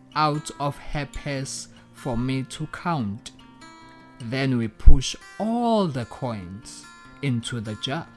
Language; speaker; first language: English; non-native, local second language; Zulu